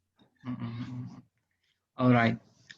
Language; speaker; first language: English; non-native, learner; Indonesian